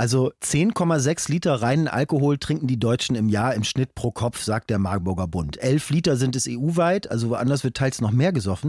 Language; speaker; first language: German; native; German